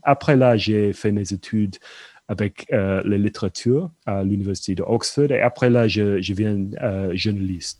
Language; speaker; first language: French; non-native, fluent; English